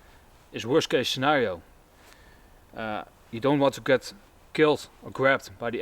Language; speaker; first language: English; non-native, fluent; Dutch